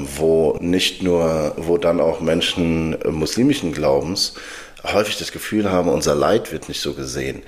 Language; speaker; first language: German; early bilingual, other home language; Arabic